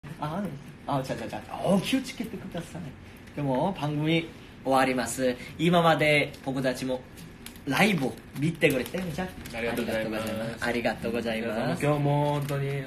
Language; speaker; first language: Japanese; non-native, learner; Korean